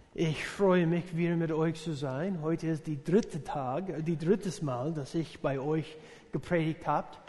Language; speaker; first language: German; non-native, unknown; English